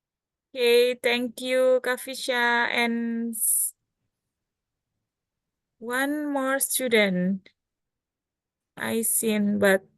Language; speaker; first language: English; non-native, learner; Indonesian